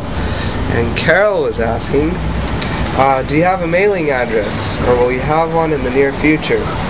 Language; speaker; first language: English; native; English